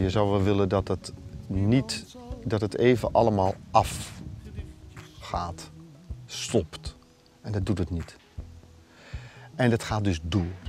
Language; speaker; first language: Dutch; native; Dutch